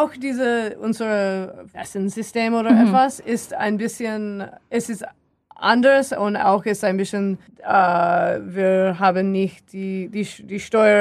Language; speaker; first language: German; non-native, learner; English